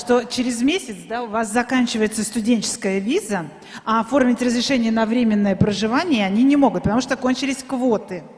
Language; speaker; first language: Russian; native; Russian